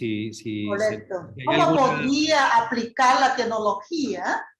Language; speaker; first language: Spanish; non-native, fluent; Chinese